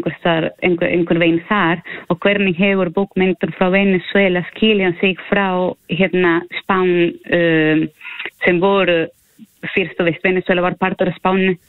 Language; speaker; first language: Icelandic; non-native, fluent; Spanish